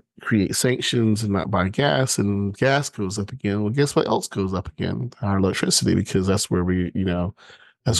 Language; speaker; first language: English; native; English